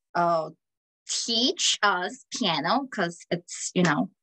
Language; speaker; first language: English; non-native, fluent; Korean